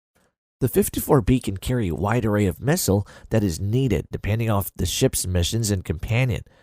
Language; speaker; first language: English; non-native, fluent; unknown